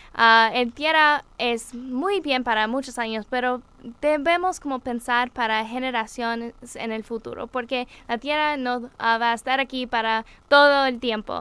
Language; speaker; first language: Spanish; non-native, learner; English